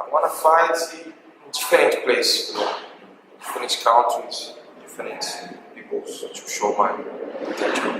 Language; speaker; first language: English; non-native, learner; Portuguese